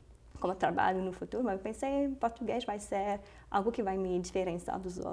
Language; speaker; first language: Portuguese; non-native, fluent; French